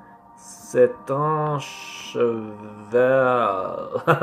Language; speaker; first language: French; non-native, learner; English